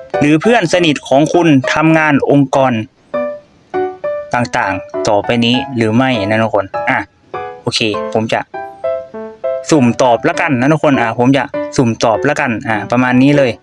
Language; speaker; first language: Thai; non-native, local second language; Northeastern Thai